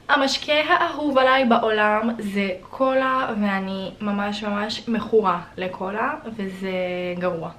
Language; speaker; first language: Hebrew; early bilingual, other home language; Russian